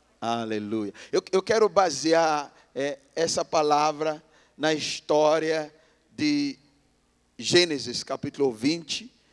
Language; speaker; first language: Portuguese; non-native, fluent; English